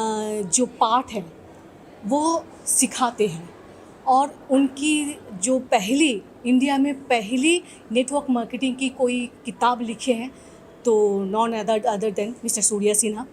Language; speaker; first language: Hindi; non-native, local second language; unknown